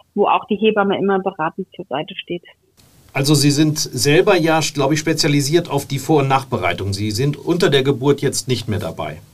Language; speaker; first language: German; native; German